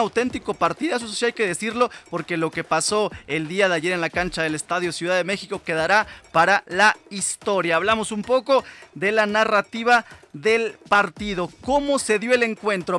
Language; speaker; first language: Spanish; native; Spanish